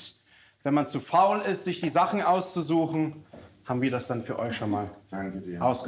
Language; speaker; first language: German; native; German